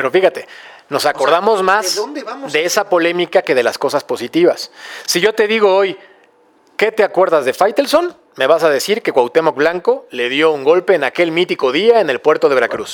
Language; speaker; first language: Spanish; native; Spanish